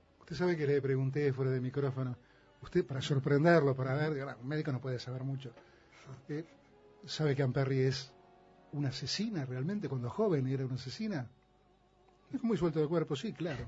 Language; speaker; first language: Spanish; native; Spanish